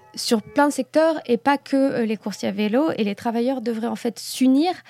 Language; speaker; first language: French; native; French